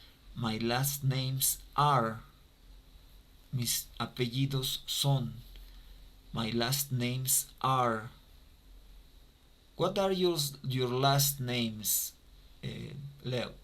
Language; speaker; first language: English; non-native, fluent; Spanish